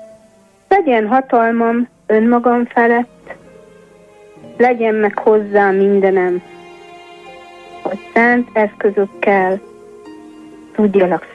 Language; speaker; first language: Hungarian; native; Hungarian